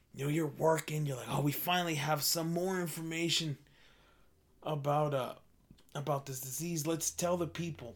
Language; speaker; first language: English; early bilingual, other home language; Spanish